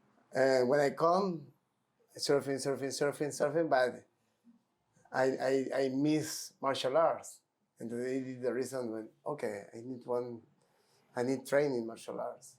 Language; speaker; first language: English; non-native, learner; Spanish